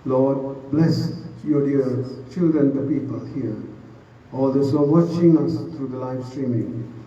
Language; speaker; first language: English; non-native, local second language; Sinhala